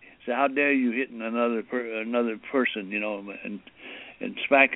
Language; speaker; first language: English; early bilingual, other home language; Cantonese